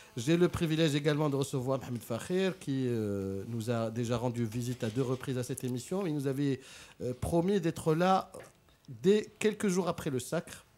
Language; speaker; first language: French; non-native, local second language; Arabic